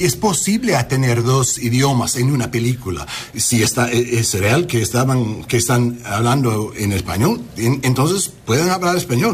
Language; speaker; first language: Spanish; non-native, learner; English